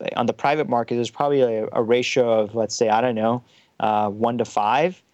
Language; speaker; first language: English; early bilingual, heritage; German